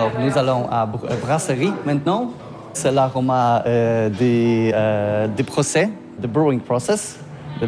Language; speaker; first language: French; non-native, learner; Polish